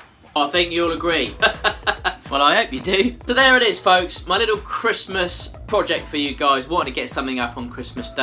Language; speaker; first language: English; native; English